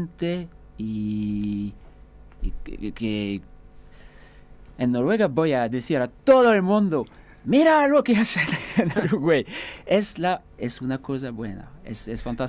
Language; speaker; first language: Spanish; non-native, fluent; French